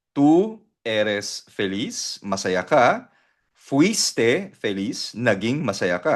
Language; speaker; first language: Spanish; non-native, fluent; Filipino